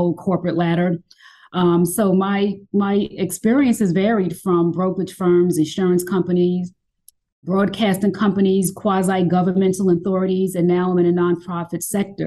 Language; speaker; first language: English; native; English